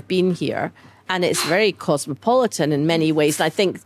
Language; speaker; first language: English; native; English